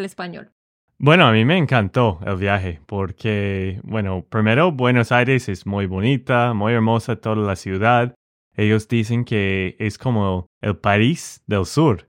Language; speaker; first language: Spanish; non-native, fluent; English